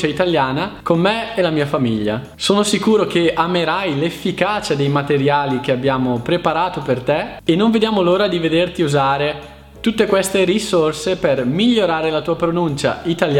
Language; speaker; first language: Italian; native; Italian